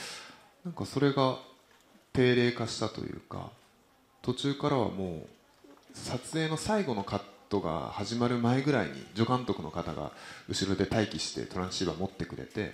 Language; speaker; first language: Japanese; native; Japanese